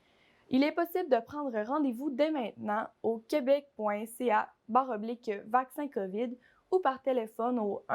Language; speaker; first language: French; native; French